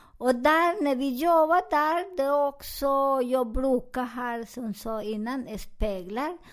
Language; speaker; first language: Swedish; non-native, learner; Spanish